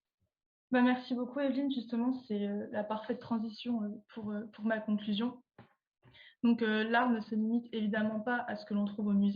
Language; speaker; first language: French; native; French